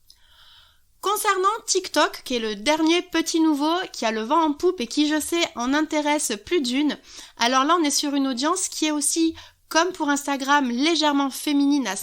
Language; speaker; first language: French; native; French